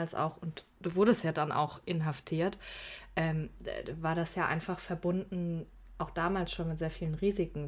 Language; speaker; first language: German; early bilingual, other home language; Persian